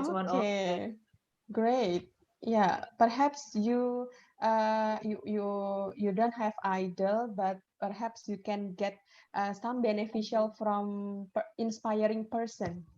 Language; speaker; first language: English; non-native, fluent; Indonesian